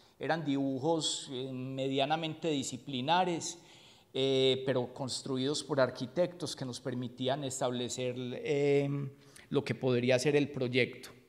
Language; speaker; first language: Spanish; native; Spanish